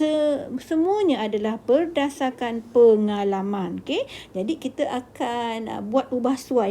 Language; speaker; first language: Malay; native; Malay